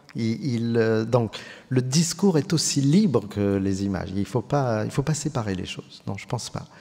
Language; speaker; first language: French; native; French